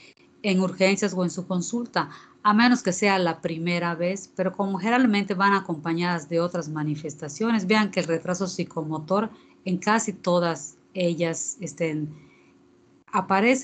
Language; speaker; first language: Spanish; native; Spanish